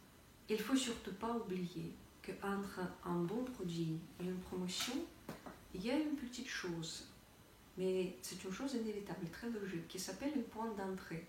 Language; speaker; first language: French; non-native, fluent; Russian